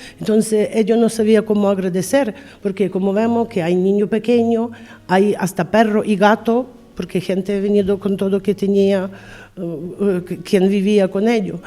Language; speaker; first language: Spanish; non-native, learner; Ukrainian